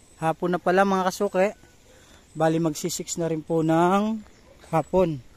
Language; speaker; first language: Filipino; non-native, local second language; Bikol